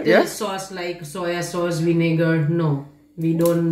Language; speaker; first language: English; non-native, local second language; Gujarati